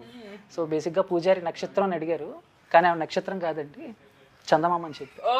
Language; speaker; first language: Telugu; native; Telugu